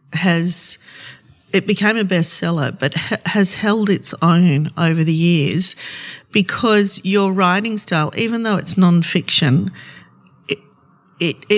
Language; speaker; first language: English; non-native, local second language; Arabic